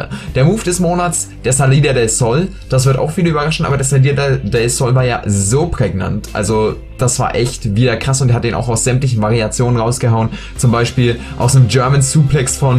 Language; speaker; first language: German; native; German